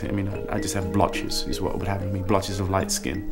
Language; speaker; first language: English; native; English